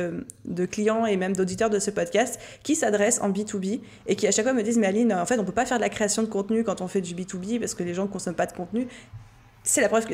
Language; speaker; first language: French; native; French